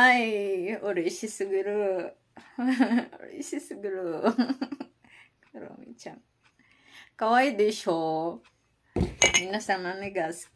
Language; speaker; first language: Japanese; non-native, learner; Filipino